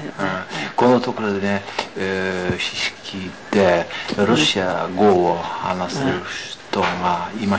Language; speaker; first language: Japanese; non-native, learner; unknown